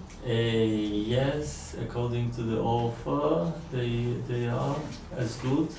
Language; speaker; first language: English; non-native, learner; Polish